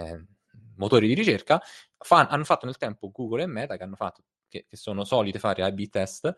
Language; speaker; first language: Italian; native; Italian